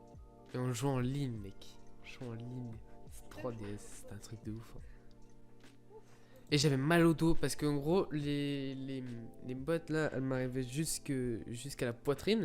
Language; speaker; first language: French; native; French